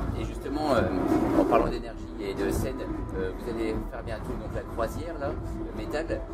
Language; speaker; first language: French; native; French